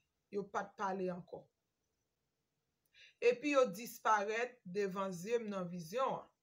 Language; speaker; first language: French; non-native, learner; Haitian Creole